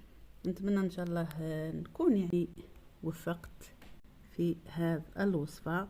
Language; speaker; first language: Arabic; native; Arabic